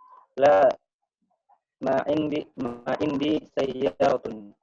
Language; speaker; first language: Arabic; non-native, learner; Indonesian